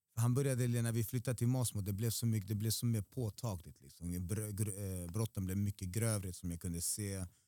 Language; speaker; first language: Swedish; early bilingual, other home language; Spanish